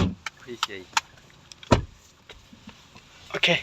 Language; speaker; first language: Korean; non-native, learner; Burmese